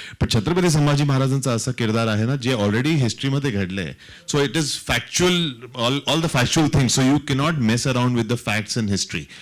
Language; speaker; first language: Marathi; non-native, local second language; Hindi